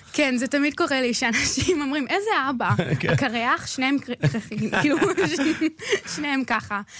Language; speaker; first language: Hebrew; early bilingual, heritage; Hebrew